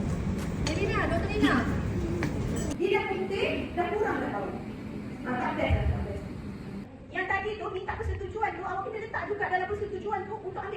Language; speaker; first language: Malay; native; Malay